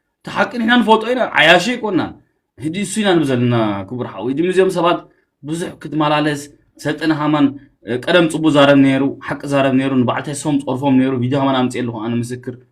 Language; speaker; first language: Tigrinya; early bilingual, heritage; Tigrinya